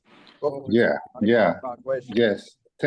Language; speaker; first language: English; non-native, learner; Spanish